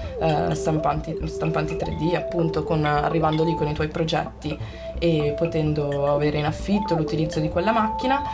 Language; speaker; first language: Italian; native; Italian